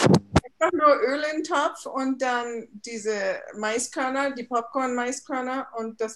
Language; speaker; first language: German; native; German